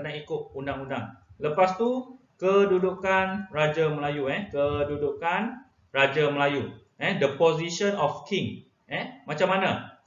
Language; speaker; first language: Malay; non-native, local second language; Chinese